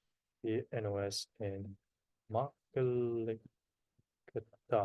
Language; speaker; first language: Dutch; non-native, learner; Korean